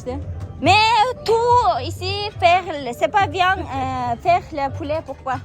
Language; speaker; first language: French; non-native, learner; Kazakh